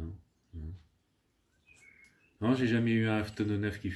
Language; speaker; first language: French; native; French